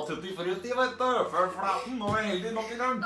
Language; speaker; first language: Norwegian; native; Norwegian